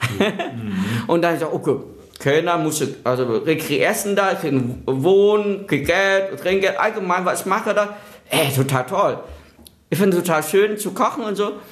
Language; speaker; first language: German; non-native, fluent; Vietnamese